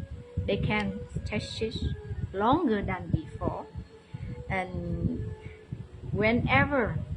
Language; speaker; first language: English; non-native, learner; Vietnamese